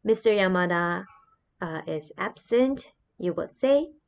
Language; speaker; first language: English; non-native, fluent; Japanese